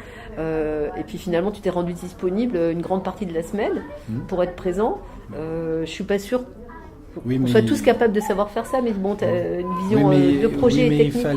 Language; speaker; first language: French; native; French